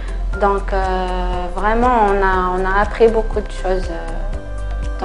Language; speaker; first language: French; non-native, local second language; Kabyle